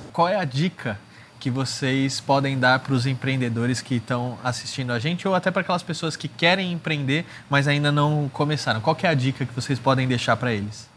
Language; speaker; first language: Portuguese; native; Portuguese